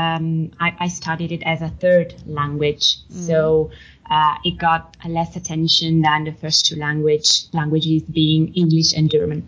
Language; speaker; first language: English; non-native, fluent; Italian